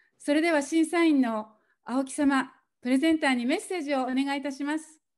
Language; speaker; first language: Japanese; non-native, fluent; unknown